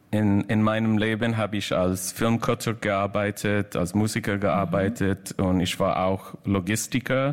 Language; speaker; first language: German; non-native, learner; English